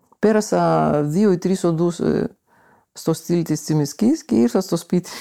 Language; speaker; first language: Greek; non-native, fluent; Russian